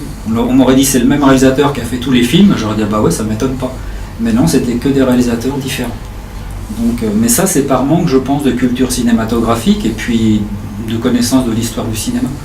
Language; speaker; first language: French; native; French